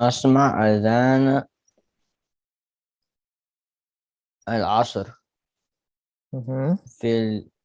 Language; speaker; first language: Arabic; non-native, learner; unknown